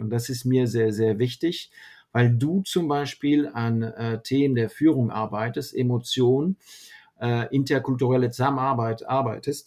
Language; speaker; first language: German; non-native, fluent; French